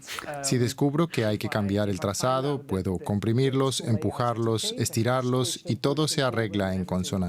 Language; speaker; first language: Spanish; native; Spanish